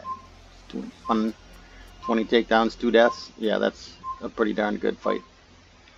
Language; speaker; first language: English; native; English